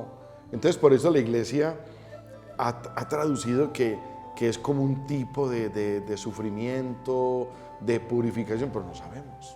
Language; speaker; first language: Spanish; native; Spanish